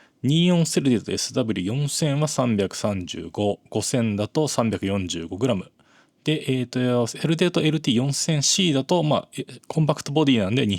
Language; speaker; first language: Japanese; native; Japanese